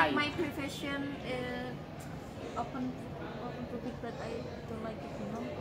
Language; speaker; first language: English; non-native, learner; Indonesian